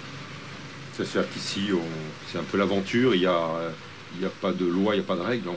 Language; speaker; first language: French; native; French